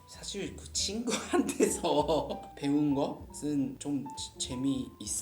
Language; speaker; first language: Korean; non-native, learner; Japanese